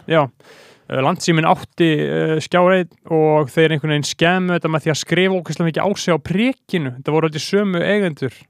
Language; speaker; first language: Icelandic; native; Icelandic